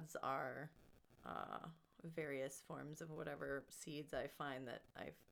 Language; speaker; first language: English; native; English